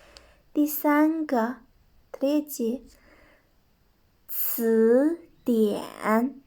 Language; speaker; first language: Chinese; non-native, fluent; Kyrgyz